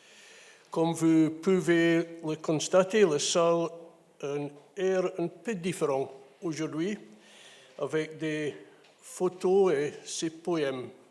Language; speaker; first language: French; non-native, fluent; English